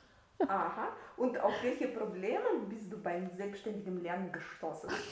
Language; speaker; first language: German; non-native, fluent; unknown